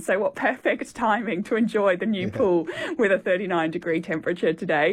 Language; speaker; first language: English; native; English